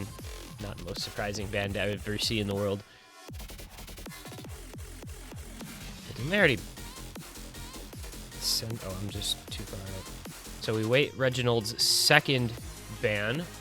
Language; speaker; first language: English; native; English